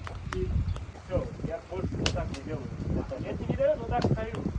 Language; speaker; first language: Russian; non-native, local second language; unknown